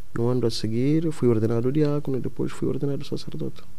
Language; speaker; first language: Portuguese; non-native, local second language; Kongo